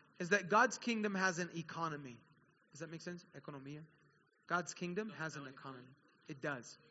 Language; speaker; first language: English; native; English